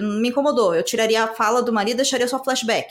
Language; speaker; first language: Portuguese; native; Portuguese